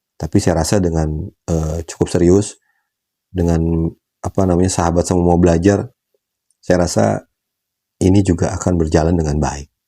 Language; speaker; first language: Indonesian; native; Indonesian